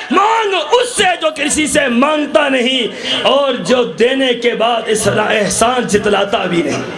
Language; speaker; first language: Urdu; non-native, local second language; Pahari-Potwari